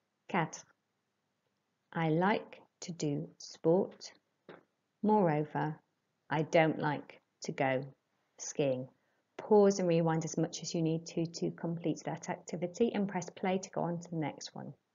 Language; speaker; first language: English; native; English